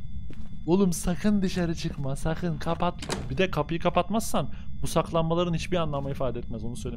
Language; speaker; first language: Turkish; native; Turkish